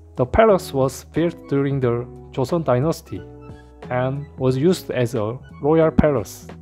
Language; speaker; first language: English; non-native, learner; Korean